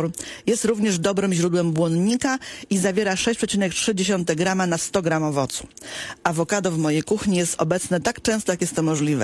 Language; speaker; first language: Polish; native; Polish